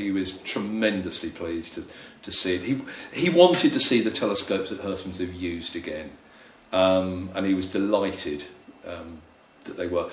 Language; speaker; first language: English; native; English